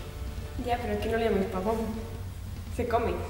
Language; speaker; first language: Portuguese; non-native, learner; Spanish